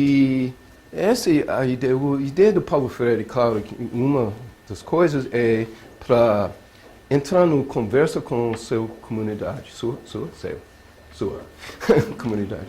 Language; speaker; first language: Portuguese; non-native, learner; English